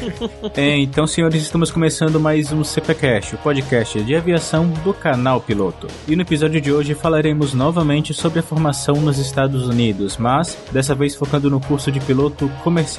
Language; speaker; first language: Portuguese; native; Portuguese